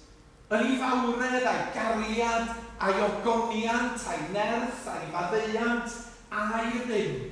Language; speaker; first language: Welsh; native; Welsh